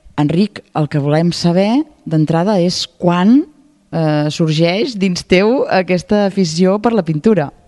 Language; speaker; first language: Catalan; native; Catalan